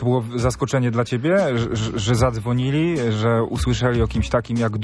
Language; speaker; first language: Polish; native; Polish